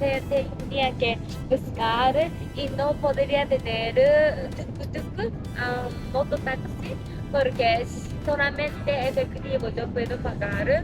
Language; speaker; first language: Spanish; non-native, learner; Japanese